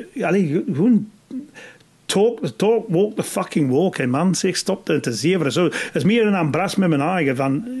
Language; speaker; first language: Dutch; non-native, fluent; English